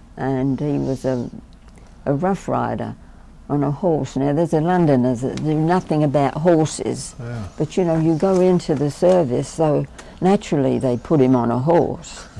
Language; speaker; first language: English; native; English